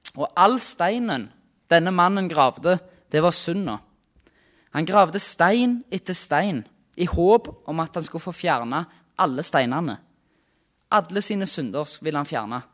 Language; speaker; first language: Norwegian; native; Norwegian